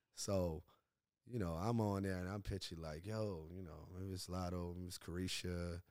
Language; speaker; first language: English; native; English